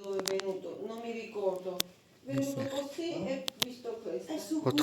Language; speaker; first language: Italian; non-native, local second language; Georgian